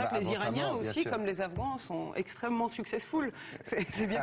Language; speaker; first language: French; native; French